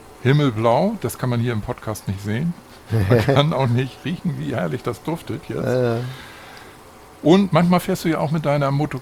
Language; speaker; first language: German; native; German